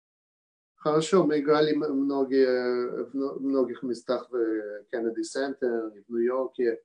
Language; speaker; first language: Russian; early bilingual, heritage; Russian